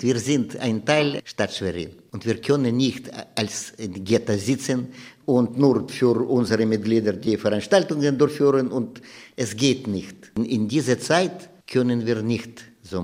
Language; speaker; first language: German; non-native, learner; Russian